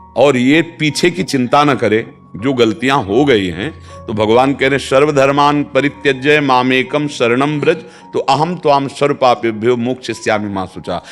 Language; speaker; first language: Hindi; native; Hindi